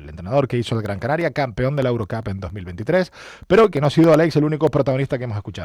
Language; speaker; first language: Spanish; native; Spanish